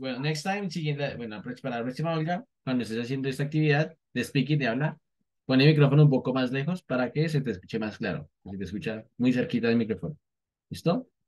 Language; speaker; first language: Spanish; native; Spanish